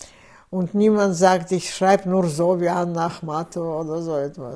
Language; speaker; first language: German; non-native, fluent; Russian